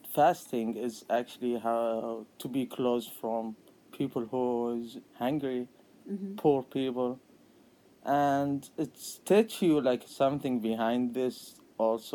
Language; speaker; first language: English; non-native, learner; Arabic